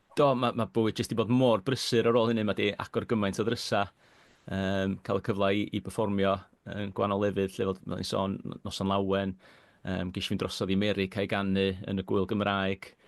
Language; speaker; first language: Welsh; native; Welsh